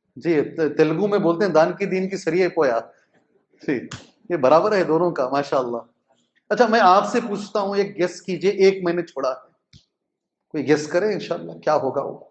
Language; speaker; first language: Urdu; native; Urdu